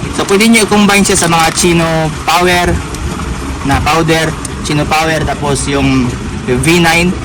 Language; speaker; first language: Filipino; non-native, local second language; Cebuano